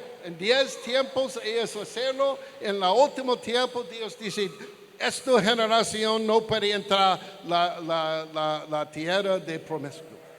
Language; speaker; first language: Spanish; non-native, learner; English